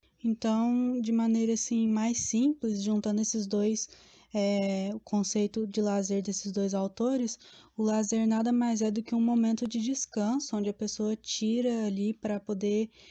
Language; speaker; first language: Portuguese; native; Portuguese